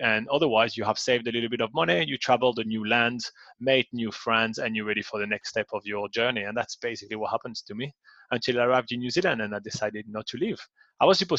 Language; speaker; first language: English; non-native, fluent; French